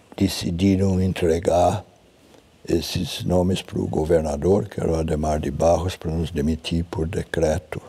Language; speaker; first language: Portuguese; early bilingual, other home language; German